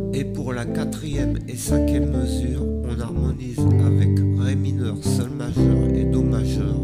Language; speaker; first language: French; native; French